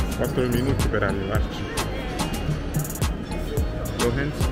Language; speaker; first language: Italian; non-native, learner; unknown